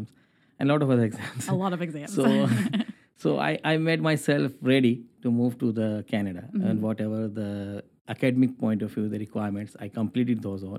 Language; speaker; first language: English; non-native, local second language; Urdu